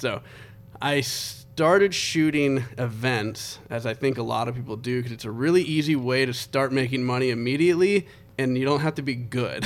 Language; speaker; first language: English; native; English